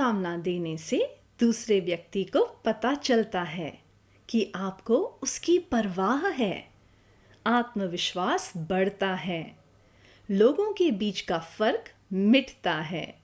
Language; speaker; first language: Hindi; native; Hindi